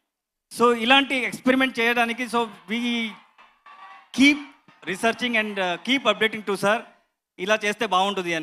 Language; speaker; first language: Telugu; non-native, learner; Kannada